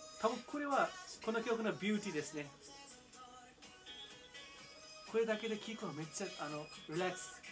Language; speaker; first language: Japanese; non-native, fluent; Nepali